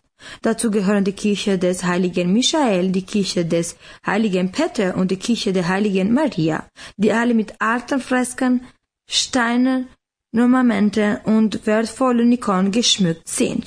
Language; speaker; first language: German; non-native, learner; Albanian